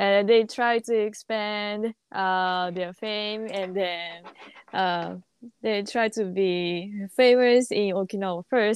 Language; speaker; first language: English; non-native, learner; Japanese